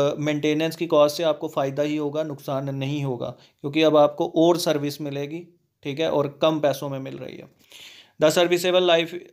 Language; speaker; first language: Hindi; native; Hindi